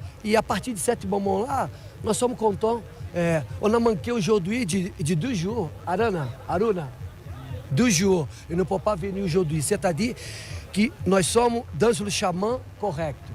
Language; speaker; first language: French; non-native, fluent; Portuguese